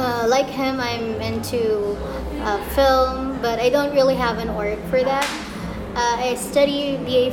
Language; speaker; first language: English; non-native, local second language; Filipino